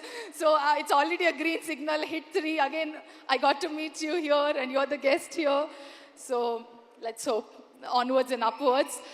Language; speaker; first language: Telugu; non-native, learner; Kannada